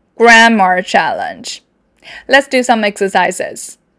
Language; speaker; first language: English; non-native, fluent; Chinese